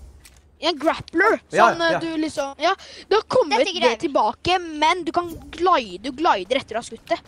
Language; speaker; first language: Norwegian; native; Norwegian